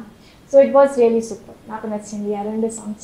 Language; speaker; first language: Telugu; non-native, local second language; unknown